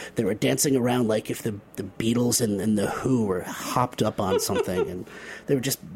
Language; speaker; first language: English; native; English